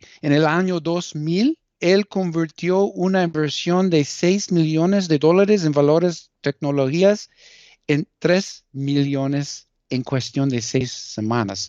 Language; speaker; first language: Spanish; early bilingual, heritage; Spanish